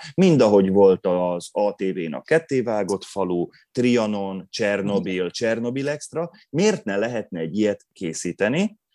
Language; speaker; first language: Hungarian; non-native, local second language; Croatian